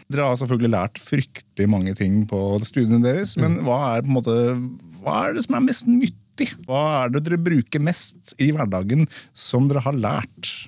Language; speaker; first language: Norwegian; native; Norwegian